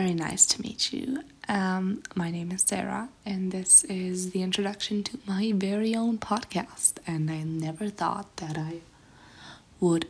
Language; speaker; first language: English; non-native, fluent; German